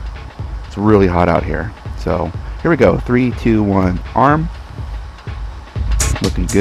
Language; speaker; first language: English; native; English